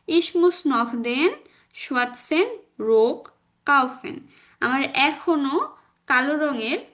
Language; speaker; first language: German; non-native, fluent; Bangla